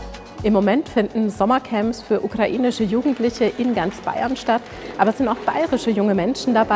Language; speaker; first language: German; native; German